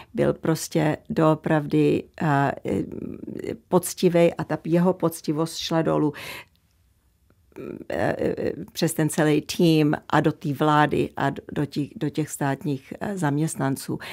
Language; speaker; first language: Czech; early bilingual, heritage; Czech